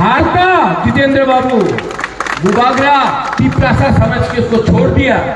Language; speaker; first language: Hindi; non-native, local second language; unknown